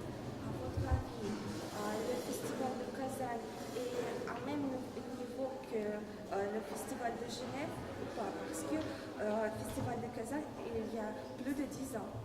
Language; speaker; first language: French; non-native, learner; Russian